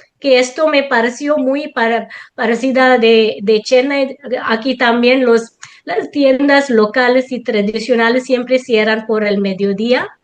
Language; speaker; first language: Spanish; non-native, fluent; Tamil